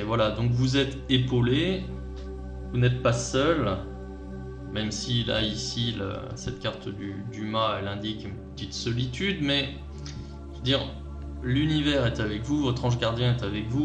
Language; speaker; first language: French; native; French